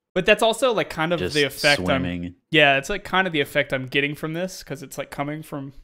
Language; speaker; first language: English; native; English